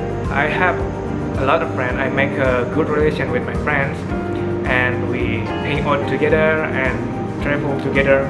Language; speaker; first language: English; non-native, fluent; Indonesian